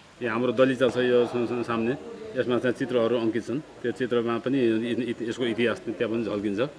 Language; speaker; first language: Nepali; native; Nepali